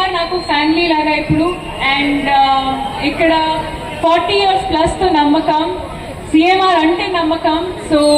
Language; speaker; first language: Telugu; non-native, learner; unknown